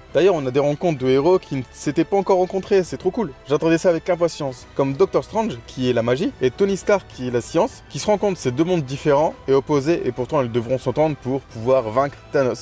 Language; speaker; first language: French; native; French